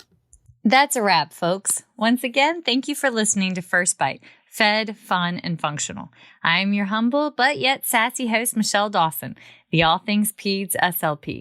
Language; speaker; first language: English; native; English